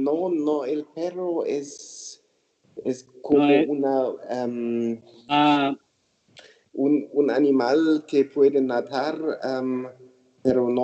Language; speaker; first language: Spanish; non-native, learner; German